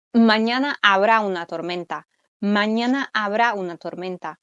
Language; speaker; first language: Spanish; non-native, fluent; Polish